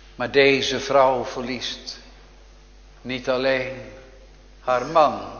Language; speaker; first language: Dutch; native; Dutch